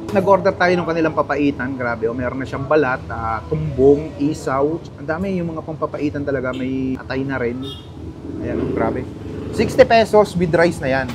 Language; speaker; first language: Filipino; native; Filipino